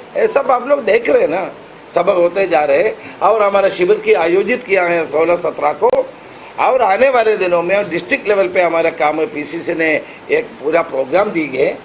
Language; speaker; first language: Hindi; non-native, local second language; Marathi